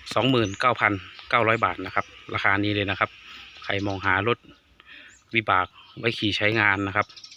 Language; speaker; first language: Thai; native; Thai